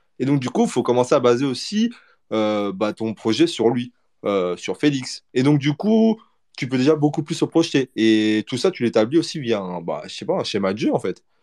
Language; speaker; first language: French; early bilingual, other home language; Portuguese